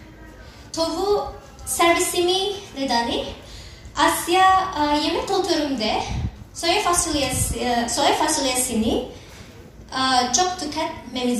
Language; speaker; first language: Turkish; non-native, learner; Indonesian